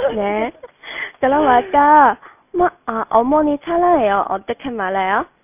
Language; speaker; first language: Korean; non-native, fluent; Chinese